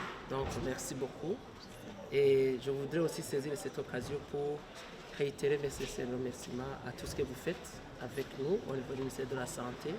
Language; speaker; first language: French; non-native, local second language; Rundi